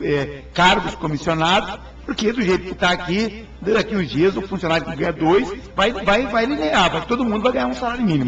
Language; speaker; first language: Portuguese; native; Portuguese